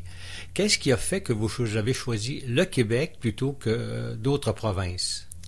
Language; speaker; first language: French; native; French